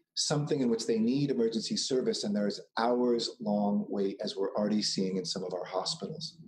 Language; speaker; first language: English; native; English